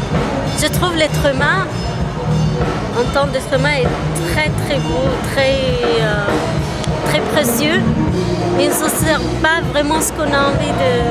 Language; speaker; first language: French; non-native, fluent; Arabic